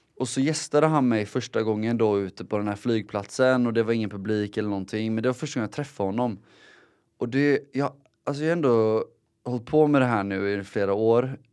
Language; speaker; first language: Swedish; native; Swedish